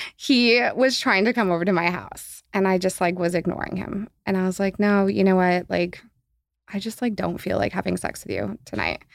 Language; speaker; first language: English; native; English